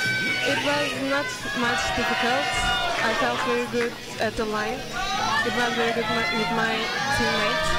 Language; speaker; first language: English; non-native, fluent; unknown